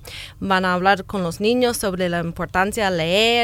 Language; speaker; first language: Spanish; non-native, fluent; English